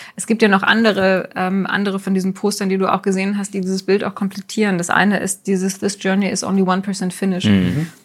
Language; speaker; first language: German; native; German